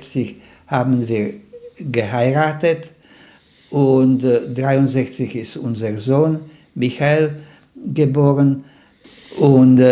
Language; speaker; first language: German; non-native, fluent; Slovak